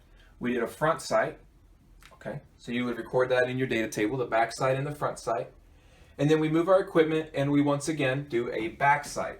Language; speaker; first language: English; native; English